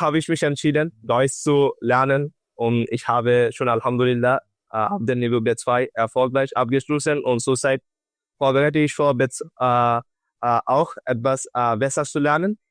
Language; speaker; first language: German; non-native, learner; Bangla